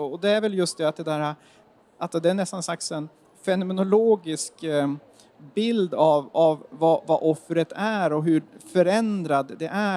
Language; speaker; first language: Swedish; native; Swedish